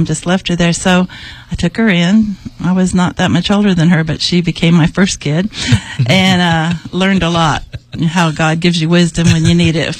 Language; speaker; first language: English; native; English